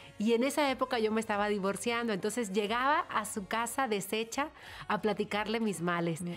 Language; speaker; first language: Spanish; native; Spanish